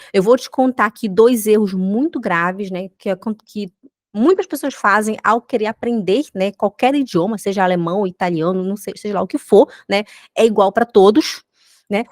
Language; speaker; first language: Portuguese; native; Portuguese